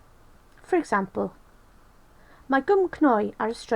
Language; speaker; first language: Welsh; non-native, local second language; English